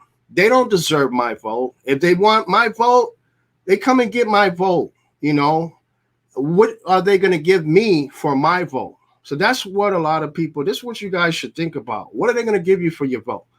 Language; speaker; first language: English; native; English